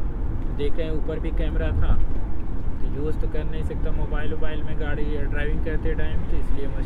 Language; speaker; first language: Hindi; native; Hindi